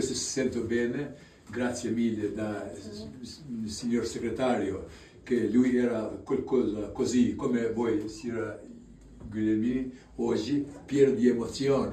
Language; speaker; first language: Italian; non-native, learner; Albanian